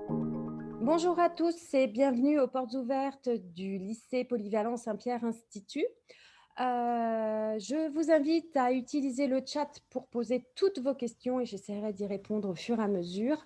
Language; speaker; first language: French; native; French